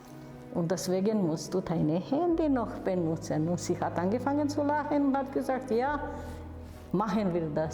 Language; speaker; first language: German; non-native, fluent; Romanian